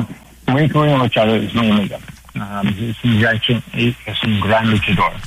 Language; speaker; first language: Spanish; non-native, learner; English